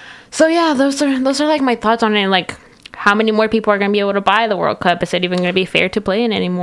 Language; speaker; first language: English; early bilingual, other home language; Spanish